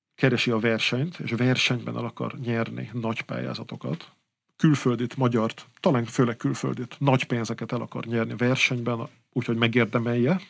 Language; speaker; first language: Hungarian; native; Hungarian